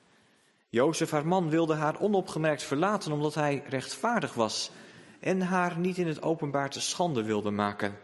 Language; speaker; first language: Dutch; native; Dutch